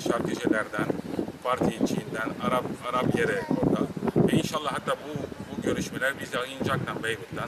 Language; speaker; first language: Turkish; non-native, learner; Arabic